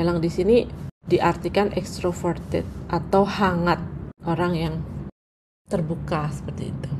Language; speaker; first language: Indonesian; non-native, local second language; Javanese